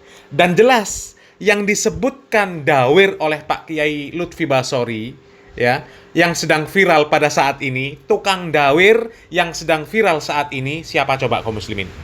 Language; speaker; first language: Indonesian; native; Indonesian